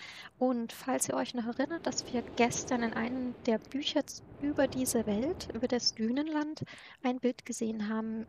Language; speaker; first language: German; native; German